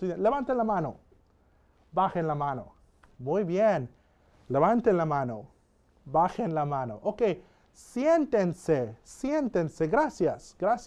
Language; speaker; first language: Spanish; non-native, fluent; English